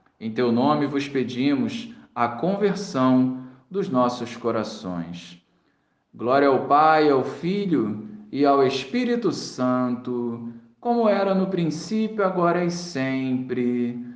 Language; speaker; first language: Portuguese; native; Portuguese